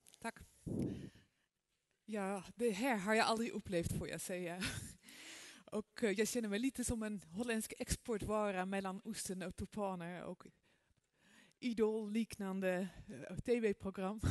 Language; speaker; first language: Swedish; non-native, fluent; Dutch